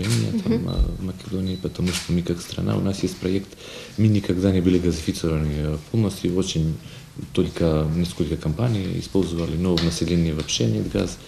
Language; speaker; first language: Russian; non-native, fluent; Macedonian